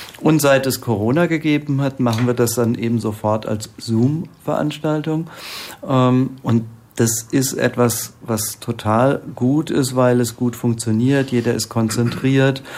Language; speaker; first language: German; native; German